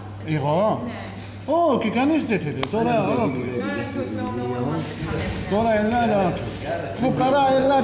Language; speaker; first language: Greek; non-native, learner; Arabic